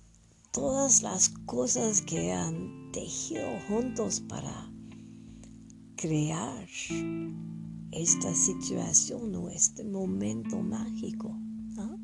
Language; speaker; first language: Spanish; non-native, fluent; French